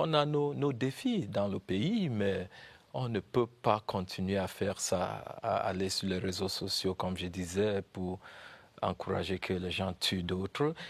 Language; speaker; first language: French; non-native, local second language; English